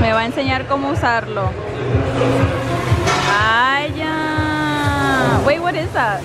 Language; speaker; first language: Spanish; early bilingual, heritage; Spanish